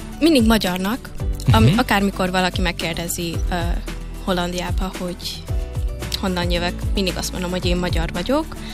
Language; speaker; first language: Hungarian; early bilingual, heritage; Hungarian